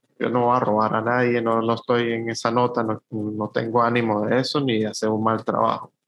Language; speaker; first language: Spanish; native; Spanish